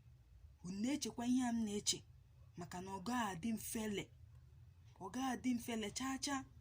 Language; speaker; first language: Igbo; native; Igbo